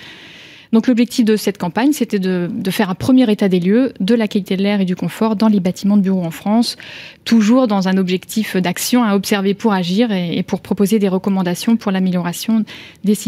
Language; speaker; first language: French; native; French